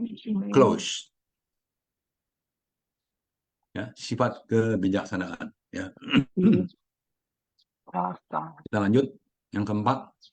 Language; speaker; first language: Indonesian; native; Indonesian